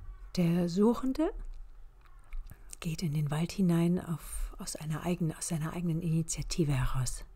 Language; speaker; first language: German; native; German